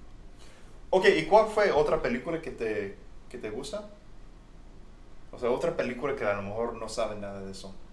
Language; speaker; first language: Spanish; non-native, fluent; English